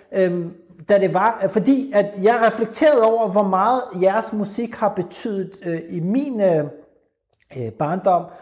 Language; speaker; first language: Danish; early bilingual, other home language; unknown